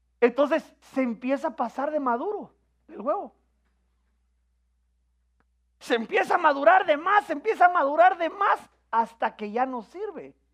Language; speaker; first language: Spanish; native; Spanish